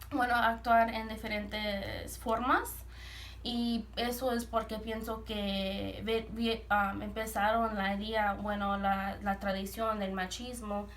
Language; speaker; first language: Spanish; early bilingual, heritage; Spanish